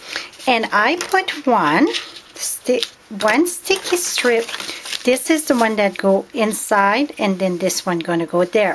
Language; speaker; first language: English; non-native, fluent; French